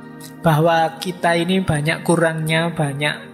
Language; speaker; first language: Indonesian; native; Indonesian